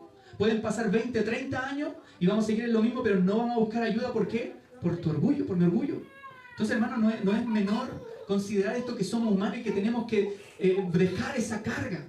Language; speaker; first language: Spanish; native; Spanish